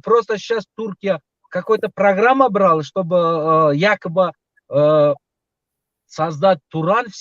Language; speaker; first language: Russian; non-native, local second language; Tajik